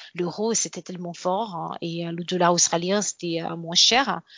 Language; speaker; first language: French; non-native, fluent; Portuguese